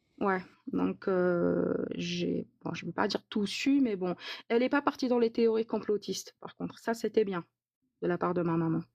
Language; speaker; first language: French; non-native, local second language; Arabic